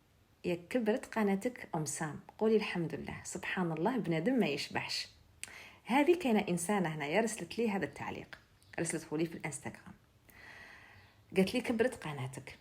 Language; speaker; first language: Arabic; native; Arabic